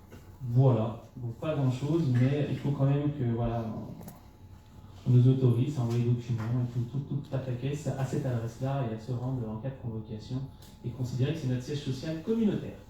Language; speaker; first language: French; native; French